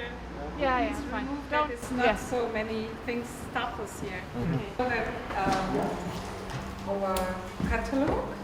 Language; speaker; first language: English; non-native, learner; German